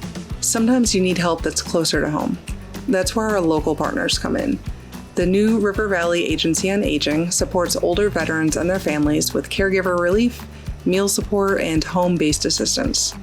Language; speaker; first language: English; native; English